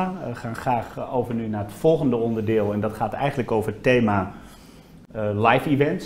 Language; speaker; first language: Dutch; native; Dutch